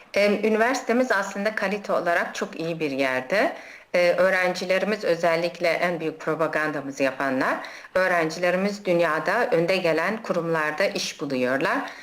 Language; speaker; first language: Turkish; native; Turkish